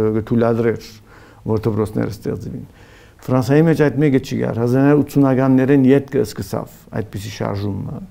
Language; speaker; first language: Armenian; early bilingual, heritage; Armenian